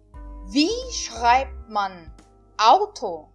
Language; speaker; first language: German; non-native, fluent; Portuguese